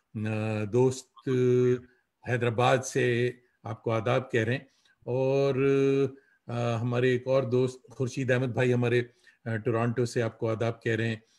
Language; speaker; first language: Hindi; native; Hindi